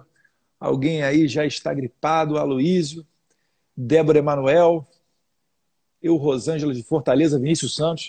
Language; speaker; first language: Portuguese; native; Portuguese